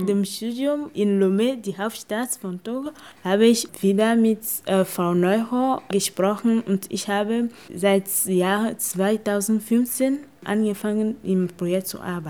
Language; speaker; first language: German; non-native, fluent; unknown